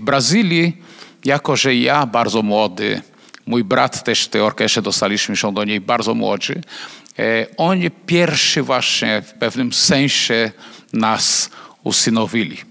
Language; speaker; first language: Polish; non-native, fluent; Portuguese